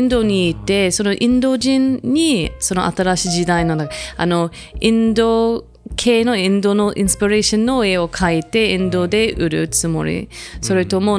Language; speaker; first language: Japanese; non-native, fluent; English